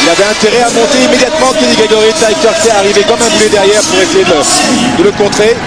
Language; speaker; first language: French; native; French